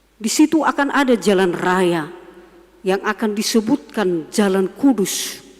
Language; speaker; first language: Indonesian; non-native, local second language; Batak Toba